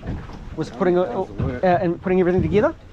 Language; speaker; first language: English; native; English